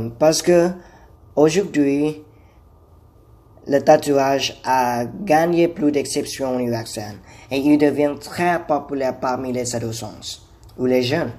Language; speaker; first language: French; non-native, learner; Thai